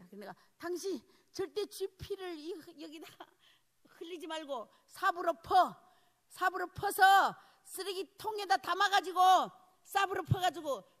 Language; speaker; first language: Korean; early bilingual, heritage; Korean